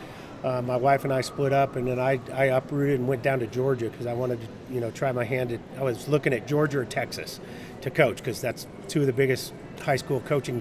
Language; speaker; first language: English; native; English